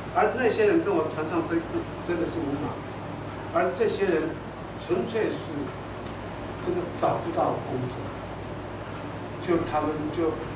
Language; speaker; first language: Chinese; non-native, local second language; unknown